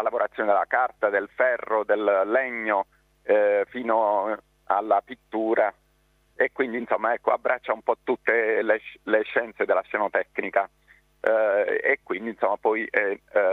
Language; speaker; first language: Italian; native; Italian